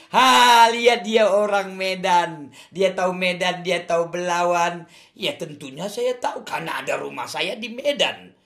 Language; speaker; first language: Indonesian; non-native, local second language; Achinese